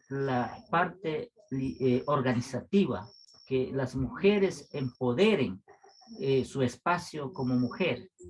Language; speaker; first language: Spanish; non-native, local second language; Quechua